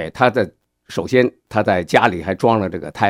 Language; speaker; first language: Chinese; native; Chinese